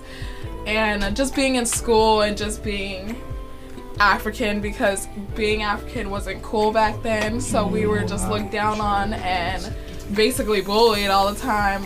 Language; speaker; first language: English; native; English